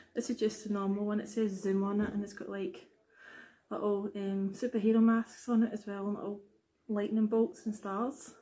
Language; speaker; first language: English; native; English